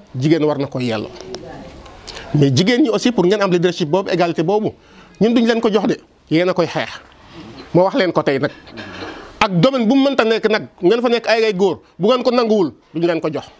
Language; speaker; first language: Wolof; non-native, local second language; Serer